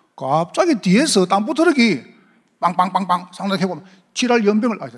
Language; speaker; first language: Korean; native; Korean